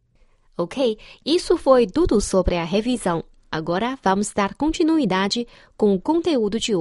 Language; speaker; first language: Portuguese; non-native, fluent; Chinese